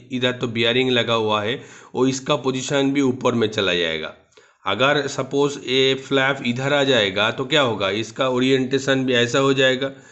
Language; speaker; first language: Hindi; non-native, local second language; Bangla